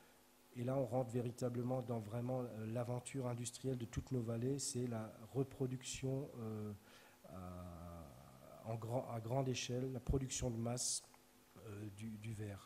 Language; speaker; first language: French; native; French